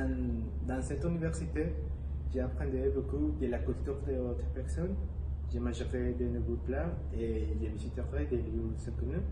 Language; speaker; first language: French; non-native, learner; Spanish